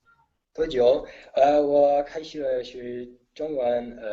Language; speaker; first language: Chinese; non-native, learner; Italian